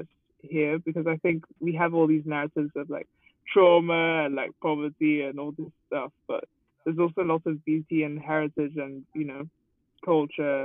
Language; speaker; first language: English; non-native, local second language; Yoruba